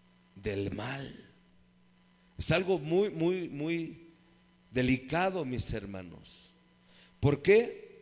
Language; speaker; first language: Spanish; native; Spanish